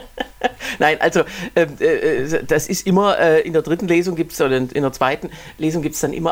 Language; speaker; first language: German; native; German